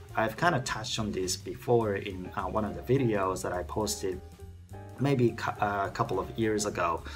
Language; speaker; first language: English; non-native, fluent; Japanese